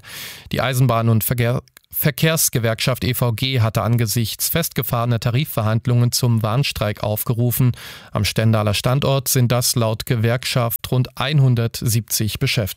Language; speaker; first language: German; native; German